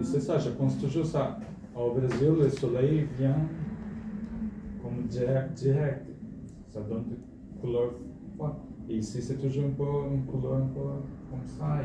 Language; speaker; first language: French; non-native, fluent; Portuguese